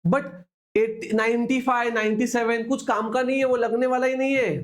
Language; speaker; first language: Hindi; non-native, local second language; Marathi